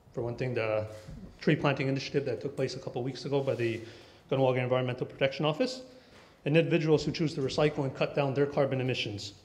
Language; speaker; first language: English; native; English